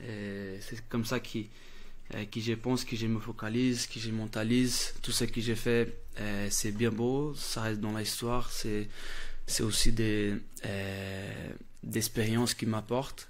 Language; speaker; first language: French; non-native, fluent; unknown